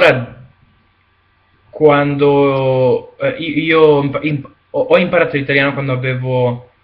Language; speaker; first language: Italian; non-native, learner; Spanish